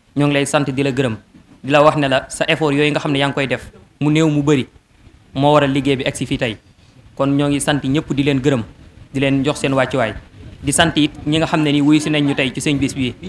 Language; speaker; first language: Wolof; native; Wolof